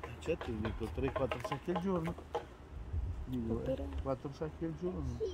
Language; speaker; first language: Italian; native; Italian